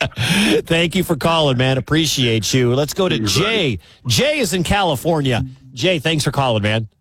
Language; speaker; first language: English; native; English